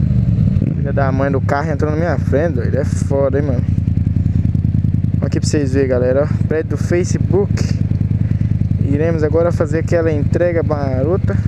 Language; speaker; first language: Portuguese; native; Portuguese